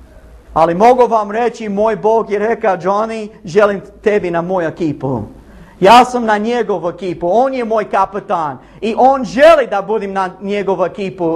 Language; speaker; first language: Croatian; non-native, learner; English